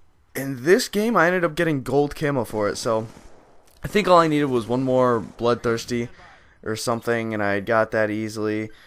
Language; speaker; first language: English; native; English